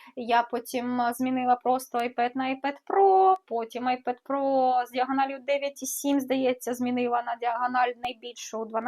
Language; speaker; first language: Ukrainian; non-native, local second language; Russian